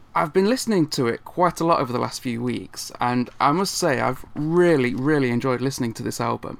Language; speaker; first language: English; native; English